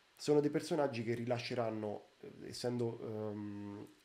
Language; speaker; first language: Italian; native; Italian